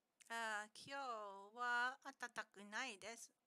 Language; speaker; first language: Japanese; non-native, learner; English